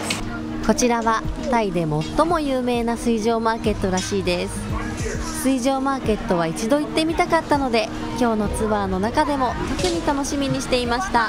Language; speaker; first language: Japanese; native; Japanese